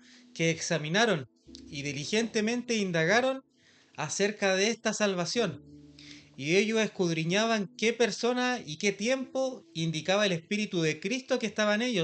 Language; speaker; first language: Spanish; native; Spanish